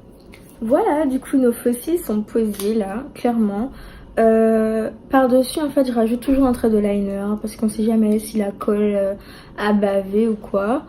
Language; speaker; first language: French; native; French